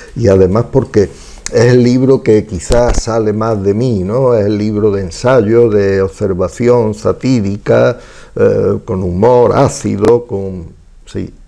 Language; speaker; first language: Spanish; native; Spanish